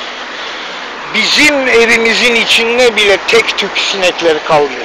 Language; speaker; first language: Turkish; native; Turkish